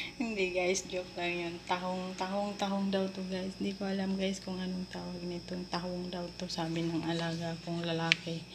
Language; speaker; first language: Filipino; non-native, local second language; Cebuano